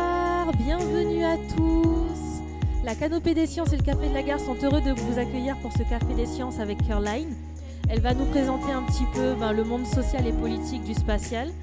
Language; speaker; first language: French; native; French